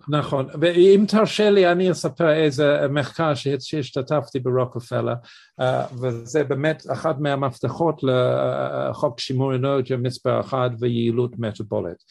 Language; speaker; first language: Hebrew; non-native, fluent; English